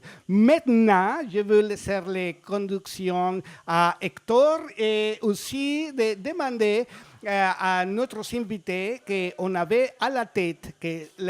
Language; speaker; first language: French; non-native, fluent; Spanish